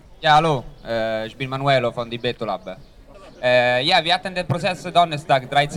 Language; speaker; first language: German; non-native, learner; Italian